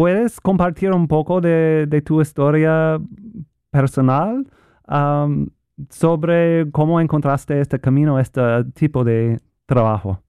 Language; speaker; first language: Spanish; non-native, fluent; English